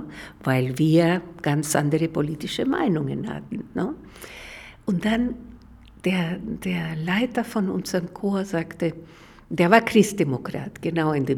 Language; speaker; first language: German; non-native, fluent; Spanish